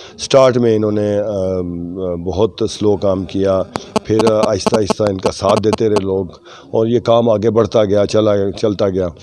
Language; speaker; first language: Urdu; non-native, local second language; Punjabi